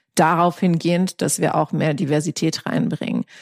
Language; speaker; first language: German; non-native, fluent; English